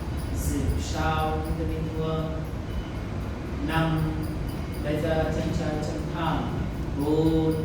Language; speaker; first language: Vietnamese; non-native, learner; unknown